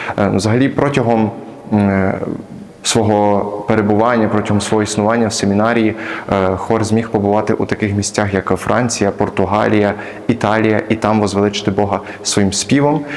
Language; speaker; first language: Ukrainian; native; Ukrainian